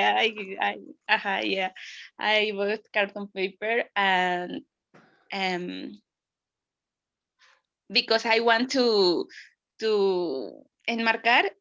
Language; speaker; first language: English; non-native, learner; Spanish